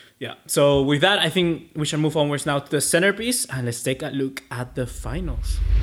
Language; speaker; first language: English; non-native, fluent; Spanish